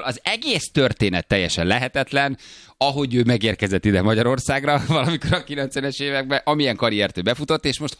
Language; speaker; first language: Hungarian; native; Hungarian